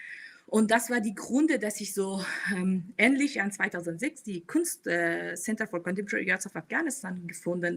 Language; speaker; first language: German; non-native, fluent; Persian